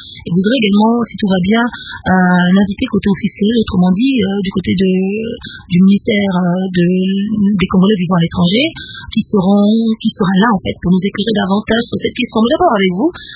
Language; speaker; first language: French; non-native, local second language; Lingala